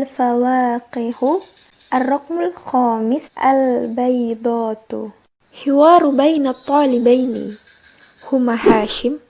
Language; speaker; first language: Arabic; non-native, learner; Indonesian